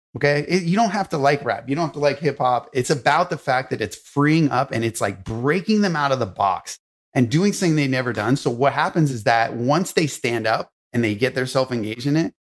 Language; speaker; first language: English; native; English